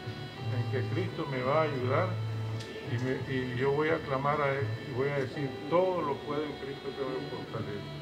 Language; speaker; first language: Spanish; native; Spanish